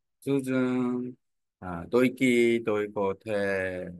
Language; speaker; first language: Vietnamese; non-native, learner; Korean